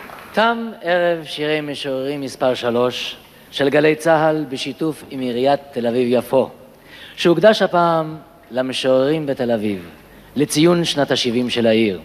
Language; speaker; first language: Hebrew; native; Hebrew